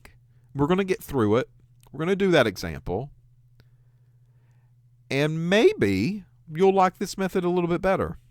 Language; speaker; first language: English; native; English